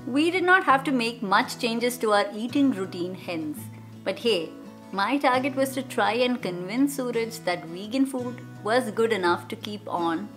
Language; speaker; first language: English; non-native, local second language; Malayalam